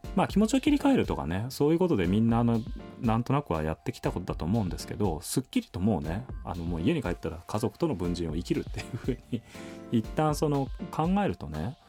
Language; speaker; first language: Japanese; native; Japanese